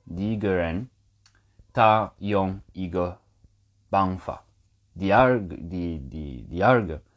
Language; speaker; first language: Chinese; non-native, learner; English